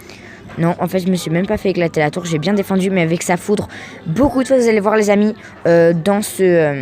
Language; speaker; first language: French; native; French